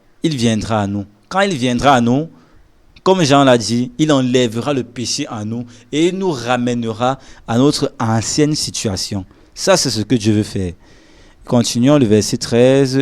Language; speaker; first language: French; non-native, local second language; Lingala